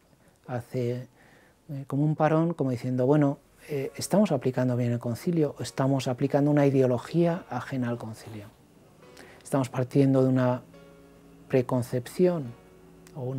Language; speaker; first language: Spanish; native; Spanish